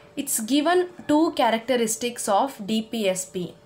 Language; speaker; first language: English; non-native, local second language; Kannada